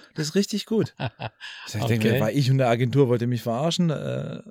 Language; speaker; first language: German; early bilingual, other home language; Albanian